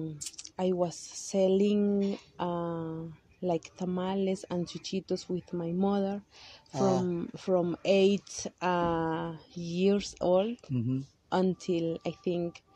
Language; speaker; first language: English; non-native, learner; Kaqchikel